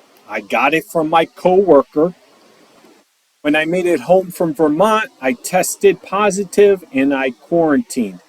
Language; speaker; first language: English; native; English